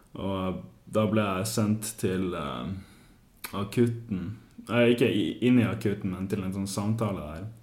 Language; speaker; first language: Norwegian; native; Norwegian